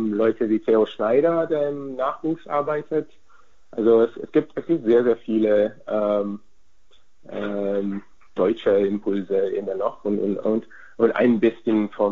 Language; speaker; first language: German; non-native, fluent; Hungarian